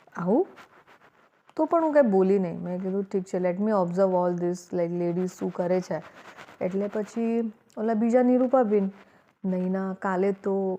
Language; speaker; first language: Gujarati; native; Gujarati